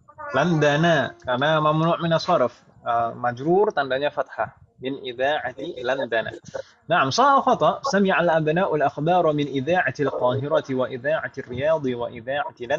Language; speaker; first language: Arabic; non-native, fluent; Indonesian